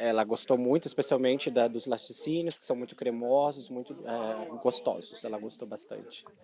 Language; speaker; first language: Portuguese; native; Portuguese